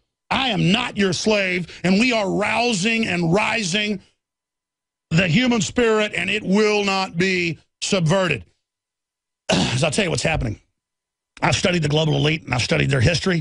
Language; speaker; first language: English; native; English